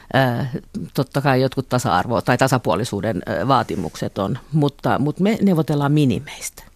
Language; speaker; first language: Finnish; native; Finnish